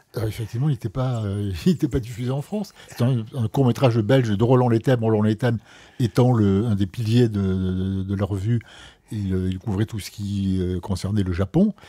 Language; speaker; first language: French; native; French